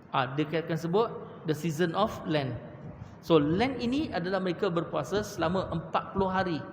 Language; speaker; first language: Malay; non-native, local second language; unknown